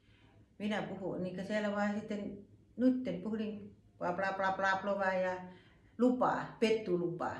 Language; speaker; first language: Finnish; non-native, learner; Thai